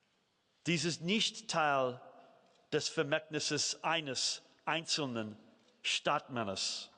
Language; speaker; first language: German; non-native, fluent; English